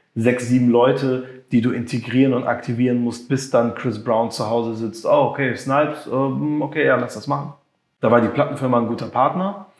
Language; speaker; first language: German; non-native, local second language; French